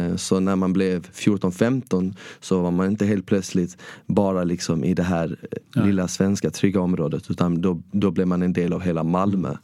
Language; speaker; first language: Swedish; early bilingual, other home language; Bosnian